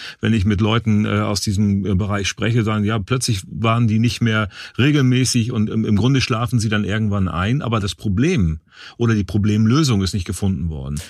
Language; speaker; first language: German; native; German